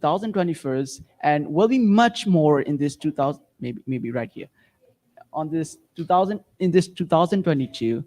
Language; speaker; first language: English; non-native, fluent; Burmese